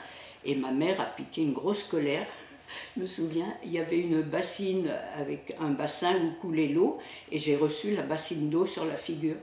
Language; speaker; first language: French; native; French